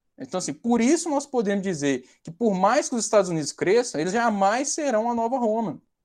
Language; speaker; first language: Portuguese; native; Portuguese